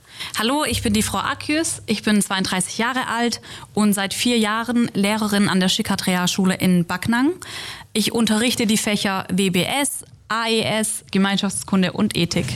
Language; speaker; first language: German; early bilingual, other home language; Turkish